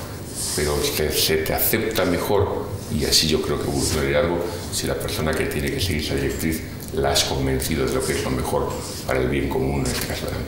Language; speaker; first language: Spanish; native; Spanish